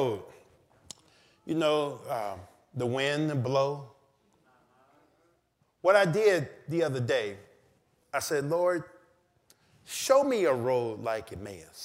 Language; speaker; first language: English; native; English